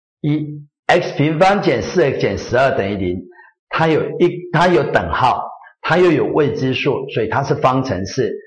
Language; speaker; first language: Chinese; native; Chinese